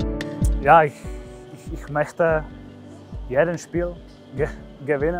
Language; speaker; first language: German; non-native, learner; Czech